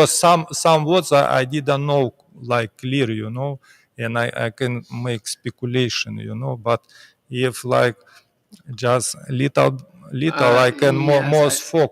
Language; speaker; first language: English; non-native, learner; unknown